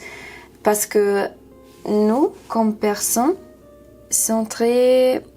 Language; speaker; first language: French; non-native, learner; English